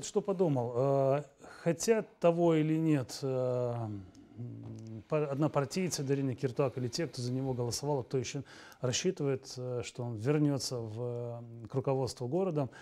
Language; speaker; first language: Russian; native; Russian